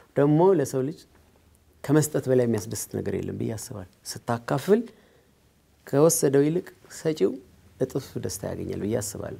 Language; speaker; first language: Amharic; native; Amharic